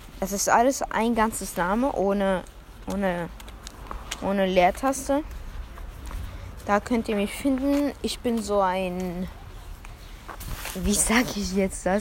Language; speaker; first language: German; early bilingual, other home language; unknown